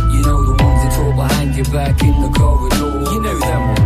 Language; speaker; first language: English; native; English